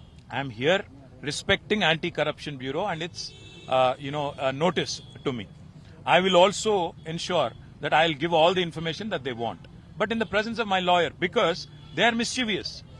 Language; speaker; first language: English; non-native, local second language; Telugu